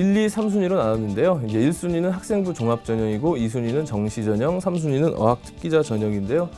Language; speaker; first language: Korean; native; Korean